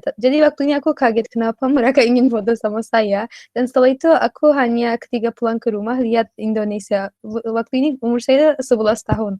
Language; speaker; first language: Indonesian; non-native, fluent; Turkish